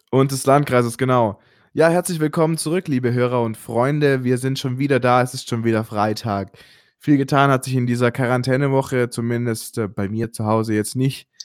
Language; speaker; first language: German; native; German